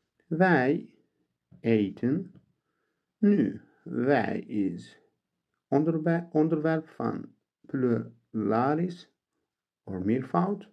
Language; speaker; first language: Dutch; non-native, learner; Turkish